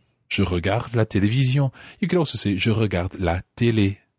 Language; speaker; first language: French; non-native, fluent; English